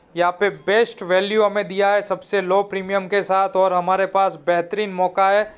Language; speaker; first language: Hindi; non-native, local second language; Gujarati